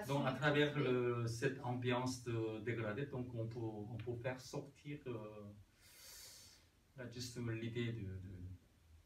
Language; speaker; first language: French; non-native, learner; Korean